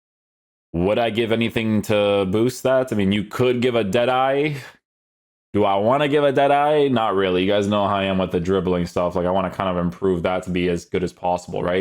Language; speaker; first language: English; native; English